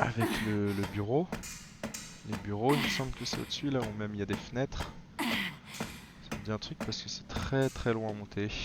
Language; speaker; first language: French; native; French